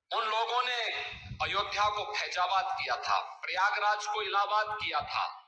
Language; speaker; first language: Hindi; native; Hindi